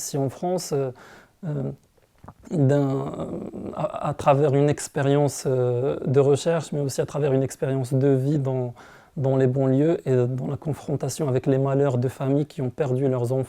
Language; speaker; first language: French; non-native, local second language; Arabic